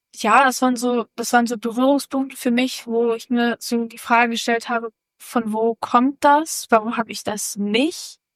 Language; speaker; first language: German; native; German